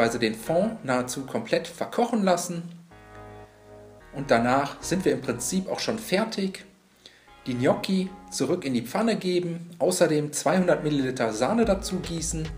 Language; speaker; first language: German; native; German